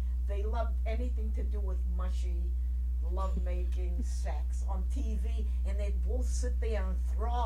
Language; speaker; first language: English; early bilingual, other home language; Armenian